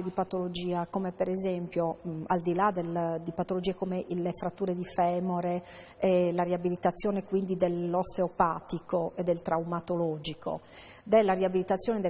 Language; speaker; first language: Italian; native; Italian